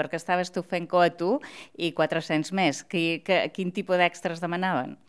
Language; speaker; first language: Catalan; native; Catalan